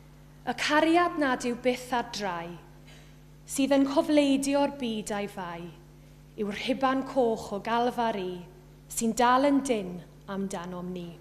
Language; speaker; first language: Welsh; native; Welsh